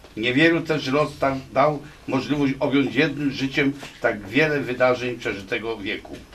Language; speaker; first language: Polish; native; Polish